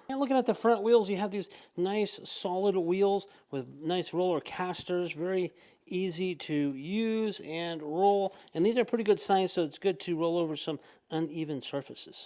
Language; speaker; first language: English; native; English